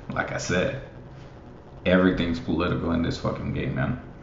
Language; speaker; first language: English; non-native, fluent; Spanish